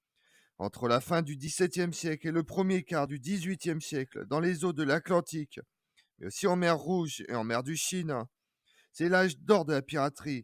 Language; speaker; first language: French; native; French